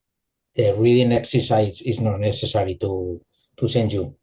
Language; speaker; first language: English; non-native, learner; Spanish